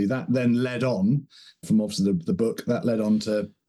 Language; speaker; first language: English; native; English